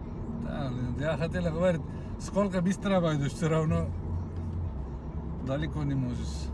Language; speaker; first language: Russian; non-native, learner; Turkish